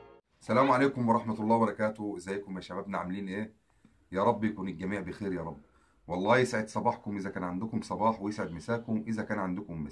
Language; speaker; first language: Arabic; native; Arabic